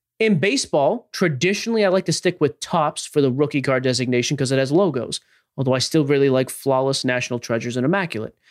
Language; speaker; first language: English; native; English